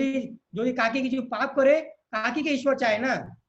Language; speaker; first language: Bangla; non-native, learner; Hindi